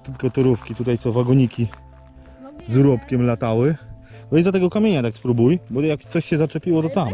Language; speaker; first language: Polish; native; Polish